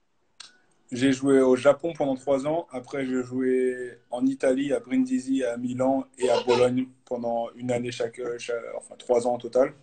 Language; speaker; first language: French; native; French